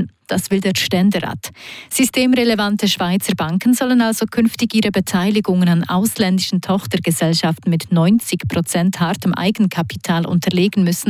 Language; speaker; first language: German; native; German